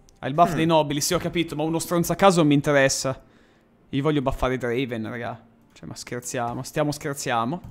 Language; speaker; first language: Italian; native; Italian